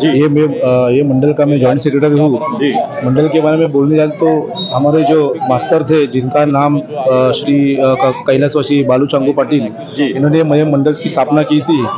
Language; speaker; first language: Hindi; non-native, local second language; Marathi